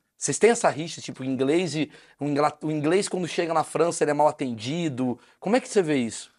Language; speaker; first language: Portuguese; native; Portuguese